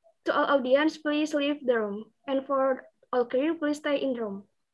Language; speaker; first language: English; non-native, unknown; Indonesian